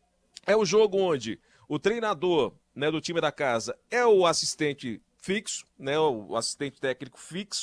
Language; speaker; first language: Portuguese; native; Portuguese